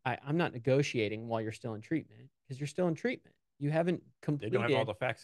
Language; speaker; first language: English; native; English